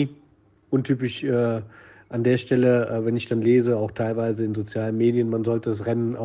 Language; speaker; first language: German; native; German